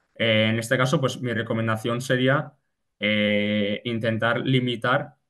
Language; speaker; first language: Spanish; native; Spanish